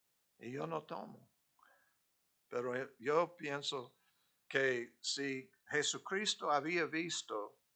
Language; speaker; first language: Spanish; non-native, fluent; English